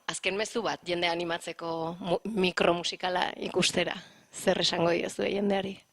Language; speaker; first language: Basque; native; Basque